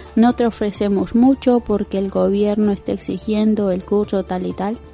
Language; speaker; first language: Spanish; native; Spanish